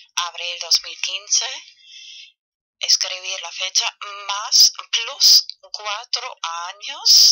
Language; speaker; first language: Spanish; non-native, fluent; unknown